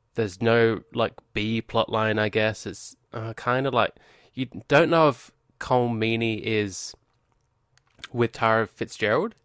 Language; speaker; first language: English; native; English